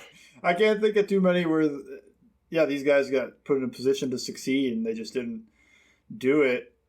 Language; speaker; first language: English; native; English